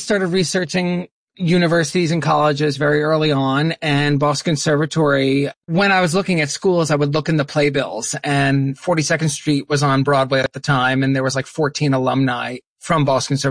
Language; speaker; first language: English; native; English